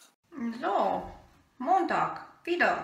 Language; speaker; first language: German; non-native, fluent; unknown